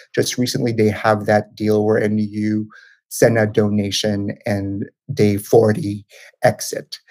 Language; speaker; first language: English; non-native, local second language; Filipino